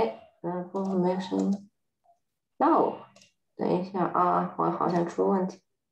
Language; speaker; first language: Chinese; early bilingual, heritage; Chinese